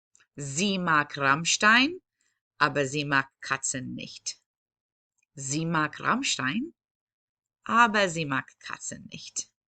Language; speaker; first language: German; non-native, fluent; English